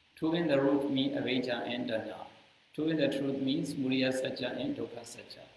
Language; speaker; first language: English; non-native, learner; Burmese